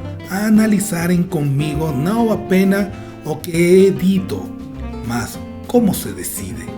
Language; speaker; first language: Portuguese; non-native, fluent; Spanish